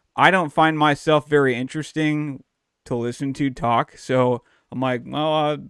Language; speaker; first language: English; native; English